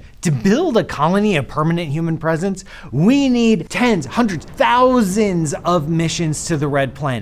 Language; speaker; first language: English; native; English